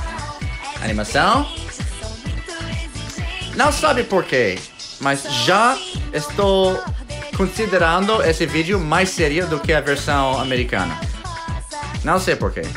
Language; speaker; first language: Portuguese; non-native, fluent; English